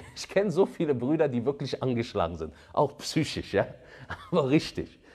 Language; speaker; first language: German; early bilingual, other home language; Arabic